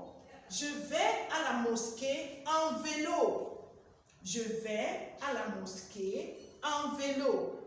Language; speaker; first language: French; non-native, fluent; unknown